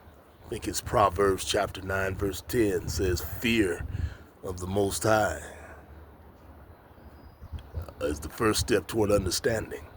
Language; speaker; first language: English; native; English